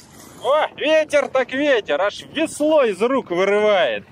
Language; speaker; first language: Russian; native; Russian